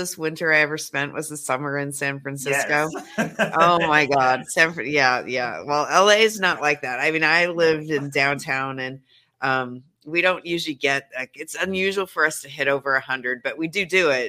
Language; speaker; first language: English; native; English